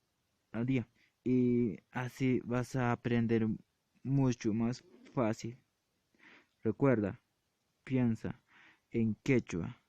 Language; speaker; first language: Spanish; non-native, local second language; Quechua